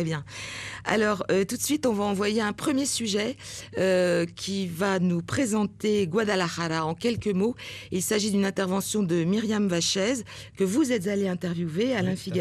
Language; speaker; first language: French; native; French